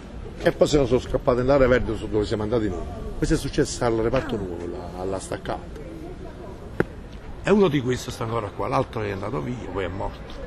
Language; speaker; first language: Italian; native; Italian